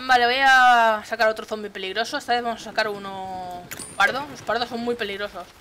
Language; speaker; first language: Spanish; native; Spanish